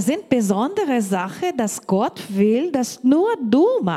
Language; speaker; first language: German; non-native, learner; Portuguese